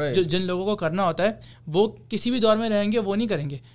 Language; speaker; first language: Urdu; early bilingual, heritage; Urdu